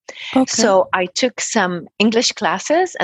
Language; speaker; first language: English; non-native, fluent; Arabic